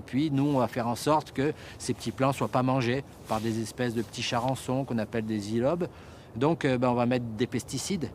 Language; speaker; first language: French; native; French